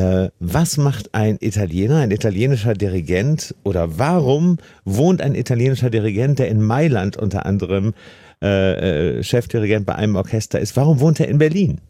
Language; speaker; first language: German; native; German